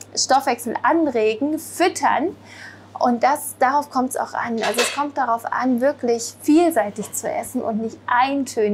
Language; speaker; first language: German; native; German